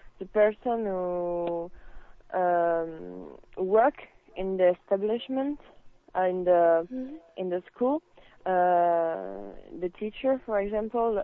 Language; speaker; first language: English; non-native, learner; French